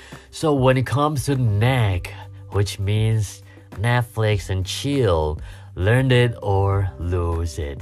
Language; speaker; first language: English; non-native, fluent; Chinese